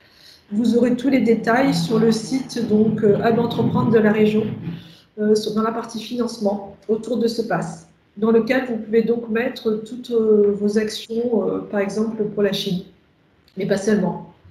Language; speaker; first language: French; native; French